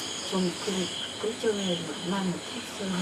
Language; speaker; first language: Korean; non-native, learner; Vietnamese